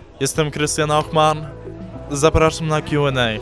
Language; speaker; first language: Polish; early bilingual, heritage; English